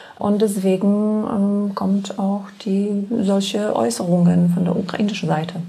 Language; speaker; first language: German; non-native, fluent; Polish